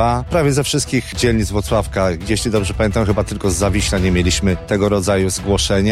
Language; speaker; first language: Polish; native; Polish